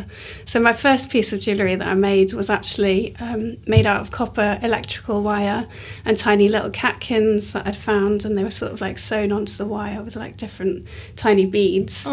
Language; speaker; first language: English; native; English